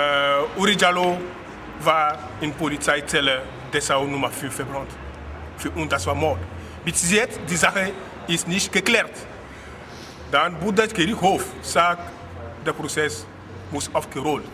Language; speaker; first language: German; non-native, learner; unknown